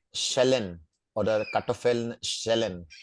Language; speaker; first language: German; non-native, fluent; Hindi